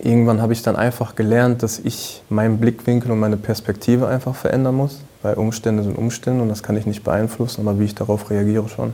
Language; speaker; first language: German; native; German